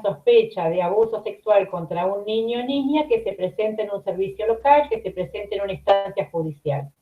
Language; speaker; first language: Spanish; native; Spanish